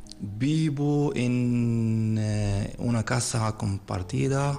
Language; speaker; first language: Spanish; non-native, fluent; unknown